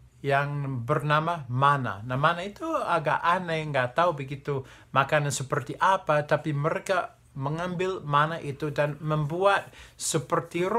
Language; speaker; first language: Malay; non-native, fluent; English